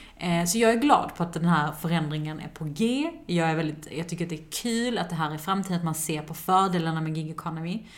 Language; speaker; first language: Swedish; early bilingual, other home language; Persian